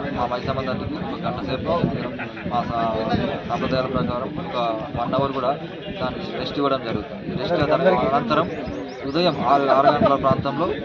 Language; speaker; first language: Telugu; native; Telugu